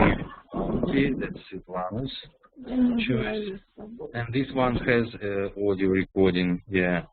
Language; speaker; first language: English; non-native, fluent; Russian